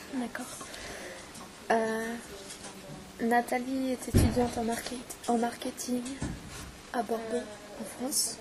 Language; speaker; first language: French; non-native, learner; English